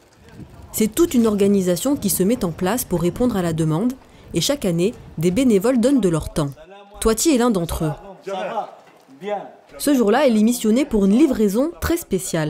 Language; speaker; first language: French; native; French